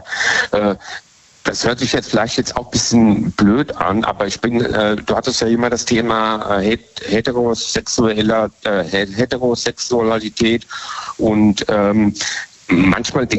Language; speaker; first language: German; native; German